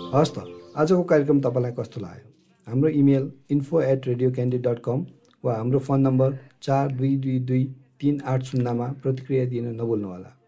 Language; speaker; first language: Nepali; native; Nepali